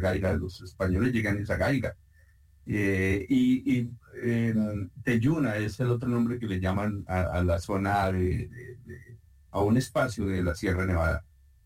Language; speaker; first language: Spanish; native; Spanish